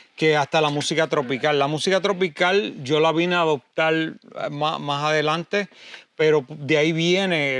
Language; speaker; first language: Spanish; early bilingual, heritage; Spanish